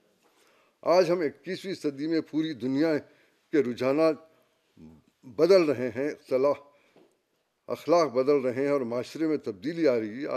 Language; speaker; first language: Urdu; native; Urdu